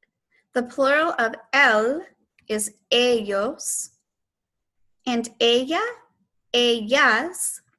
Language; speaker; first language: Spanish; non-native, fluent; English